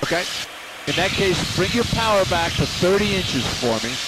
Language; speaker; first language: English; native; English